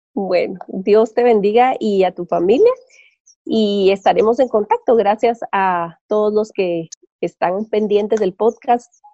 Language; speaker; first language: Spanish; native; Spanish